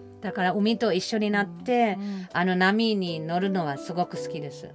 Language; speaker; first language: Japanese; non-native, fluent; German